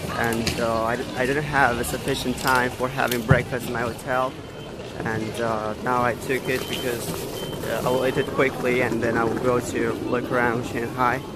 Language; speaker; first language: English; non-native, learner; Tajik